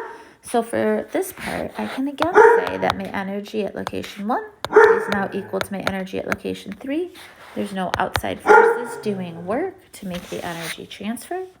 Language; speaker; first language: English; native; English